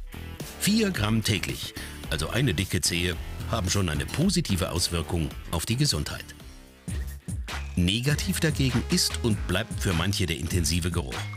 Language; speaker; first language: German; native; German